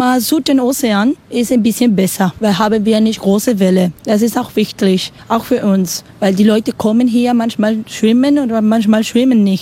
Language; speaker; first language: German; non-native, learner; Spanish